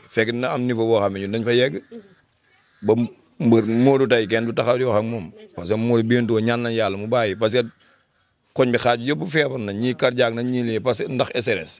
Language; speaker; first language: Wolof; non-native, local second language; Fula